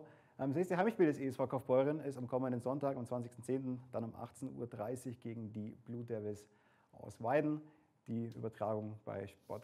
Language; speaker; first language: German; native; German